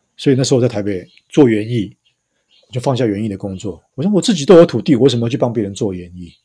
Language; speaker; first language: Chinese; native; Chinese